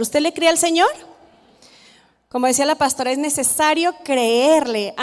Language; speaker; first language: Spanish; native; Spanish